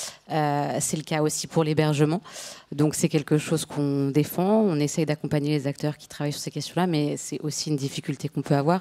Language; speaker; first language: French; native; French